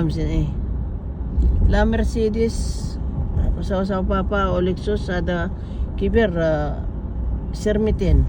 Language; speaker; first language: Arabic; non-native, learner; Filipino